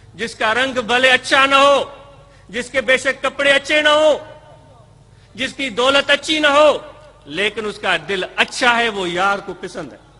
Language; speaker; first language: Urdu; non-native, local second language; Sindhi